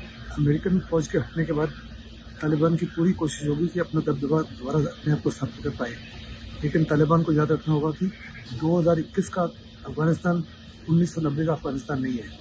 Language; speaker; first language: Hindi; native; Hindi